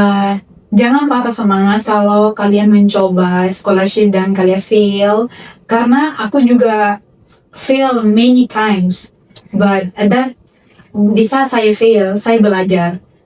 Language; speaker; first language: Indonesian; non-native, fluent; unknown